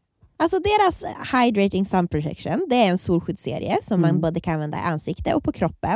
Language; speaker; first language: Swedish; native; Swedish